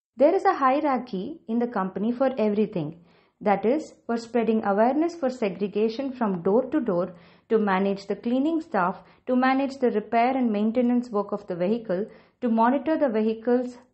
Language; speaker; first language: English; non-native, local second language; Tamil